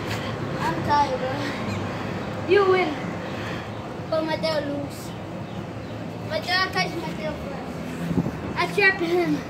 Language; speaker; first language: English; early bilingual, other home language; Spanish